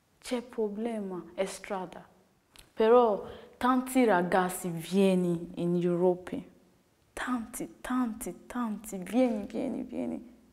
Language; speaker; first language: Italian; non-native, learner; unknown